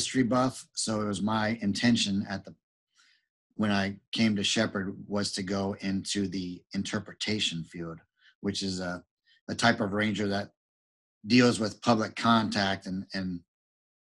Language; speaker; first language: English; native; English